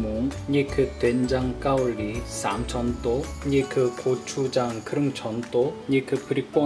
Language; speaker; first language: Thai; non-native, learner; Korean